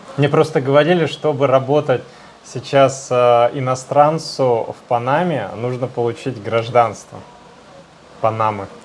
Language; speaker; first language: Russian; native; Russian